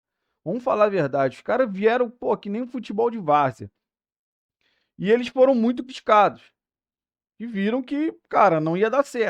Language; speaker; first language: Portuguese; native; Portuguese